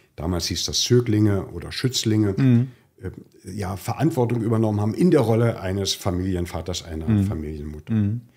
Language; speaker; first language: German; native; German